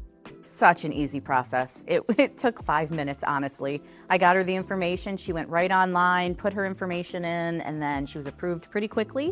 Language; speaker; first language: English; native; English